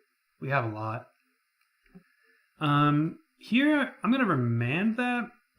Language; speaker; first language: English; native; English